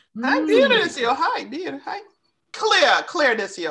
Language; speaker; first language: Japanese; non-native, learner; English